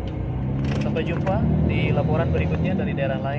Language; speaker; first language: Indonesian; native; Indonesian